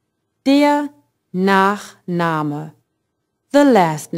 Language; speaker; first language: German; non-native, fluent; English